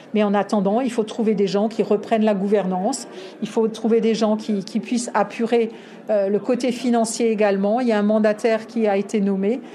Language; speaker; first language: French; native; French